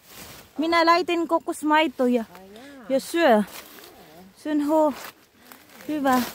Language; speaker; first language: Finnish; non-native, learner; Cebuano